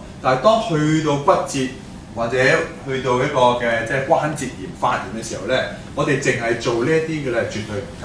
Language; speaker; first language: Cantonese; native; Cantonese